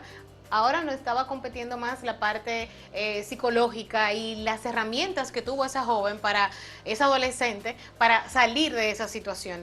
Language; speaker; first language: Spanish; native; Spanish